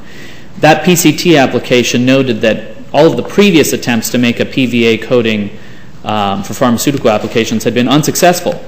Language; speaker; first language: English; native; English